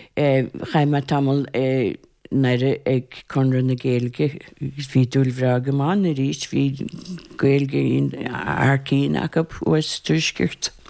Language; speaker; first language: Irish; native; Irish